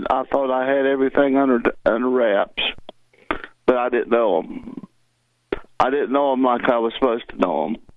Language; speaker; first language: English; native; English